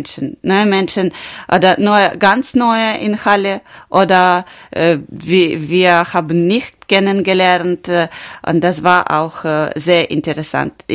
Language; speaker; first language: German; non-native, learner; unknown